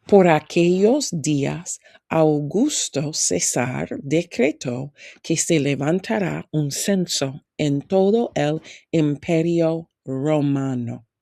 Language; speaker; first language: Spanish; non-native, fluent; English